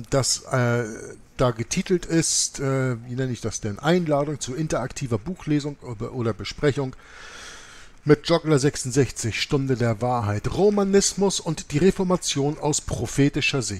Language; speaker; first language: German; native; German